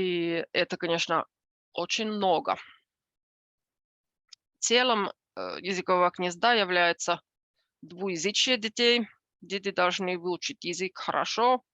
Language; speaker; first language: Russian; non-native, fluent; Finnish